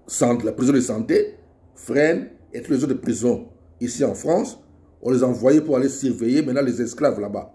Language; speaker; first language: French; non-native, local second language; Lingala